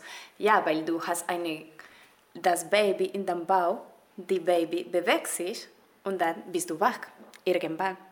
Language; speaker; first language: German; non-native, fluent; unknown